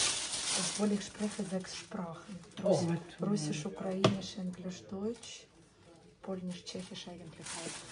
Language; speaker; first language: German; non-native, fluent; Russian